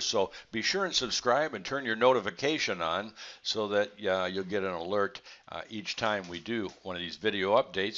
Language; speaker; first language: English; native; English